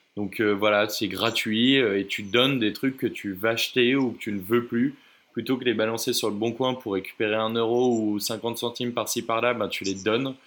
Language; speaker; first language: French; native; French